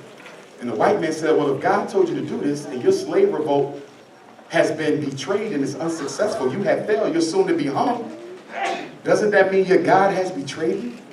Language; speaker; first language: English; native; English